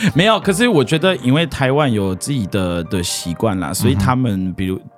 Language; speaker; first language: Chinese; non-native, fluent; French